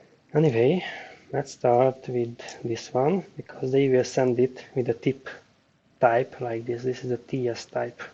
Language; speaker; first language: English; non-native, fluent; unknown